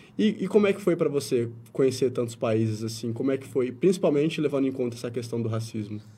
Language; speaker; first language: Portuguese; native; Portuguese